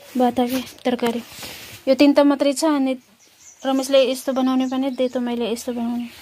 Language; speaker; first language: Filipino; non-native, local second language; Cebuano